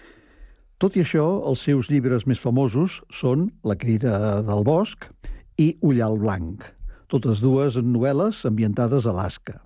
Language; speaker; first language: Catalan; native; Catalan